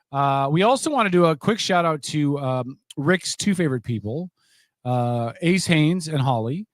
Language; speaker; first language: English; native; English